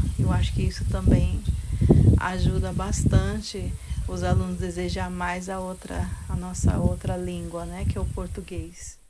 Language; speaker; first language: Portuguese; non-native, local second language; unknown